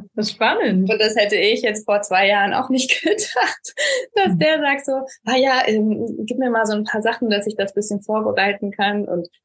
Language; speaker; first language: German; native; German